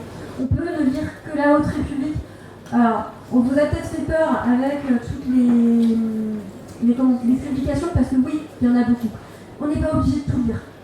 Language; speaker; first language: French; native; French